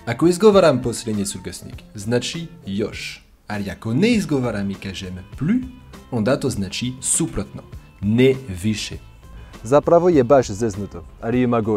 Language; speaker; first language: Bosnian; non-native, learner; French